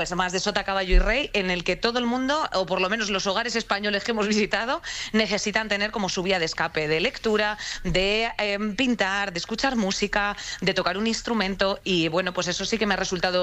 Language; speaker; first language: Spanish; native; Spanish